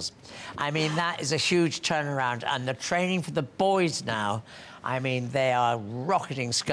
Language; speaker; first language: English; native; English